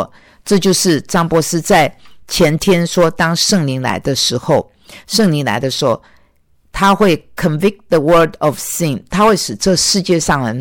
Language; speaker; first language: Chinese; native; Chinese